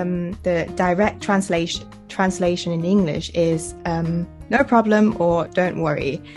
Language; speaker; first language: English; non-native, fluent; Thai